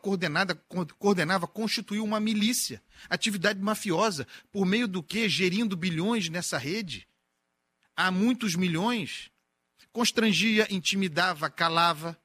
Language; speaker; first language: Portuguese; native; Portuguese